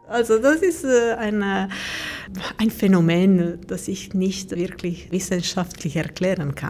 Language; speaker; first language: German; non-native, fluent; Italian